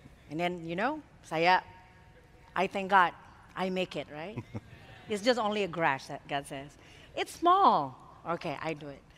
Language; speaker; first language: English; non-native, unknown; Indonesian